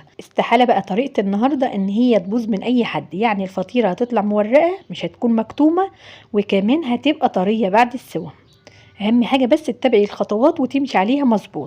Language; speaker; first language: Arabic; native; Arabic